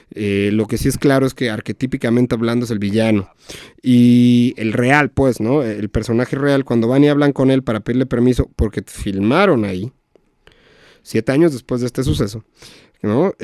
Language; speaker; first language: Spanish; native; Spanish